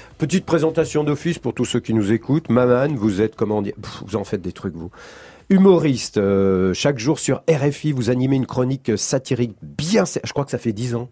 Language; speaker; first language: French; native; French